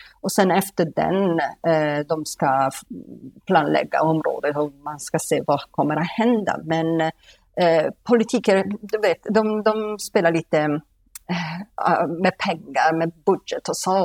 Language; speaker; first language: Swedish; non-native, fluent; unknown